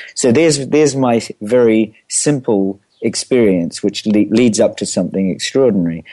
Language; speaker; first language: English; native; English